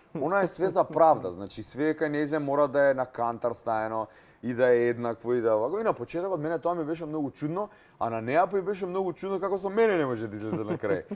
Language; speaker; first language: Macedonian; native; Macedonian